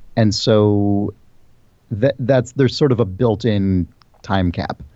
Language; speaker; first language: English; native; English